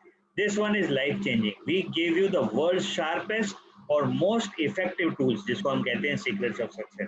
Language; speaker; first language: Hindi; native; Hindi